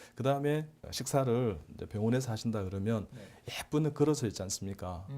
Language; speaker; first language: Korean; native; Korean